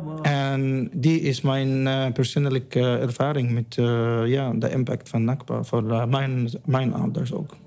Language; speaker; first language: Dutch; non-native, learner; Arabic